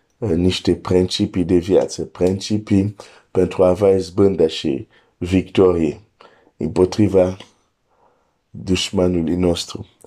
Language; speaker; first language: Romanian; non-native, fluent; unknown